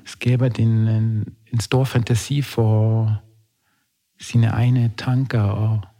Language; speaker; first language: Danish; non-native, fluent; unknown